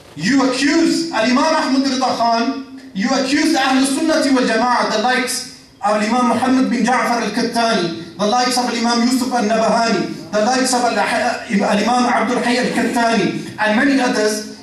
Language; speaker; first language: English; native; English